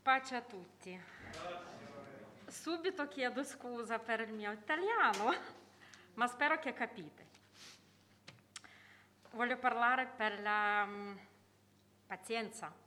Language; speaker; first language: Italian; non-native, learner; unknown